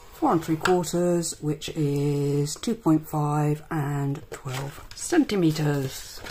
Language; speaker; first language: English; native; English